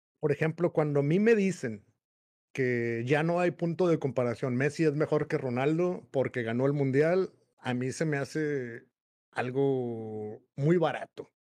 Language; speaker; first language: Spanish; native; Spanish